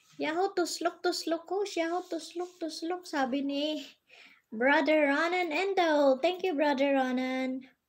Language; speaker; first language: Filipino; non-native, local second language; Bikol